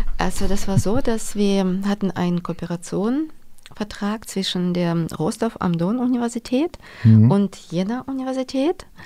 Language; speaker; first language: German; non-native, fluent; Russian